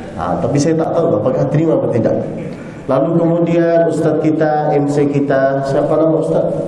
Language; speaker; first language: Malay; non-native, fluent; Arabic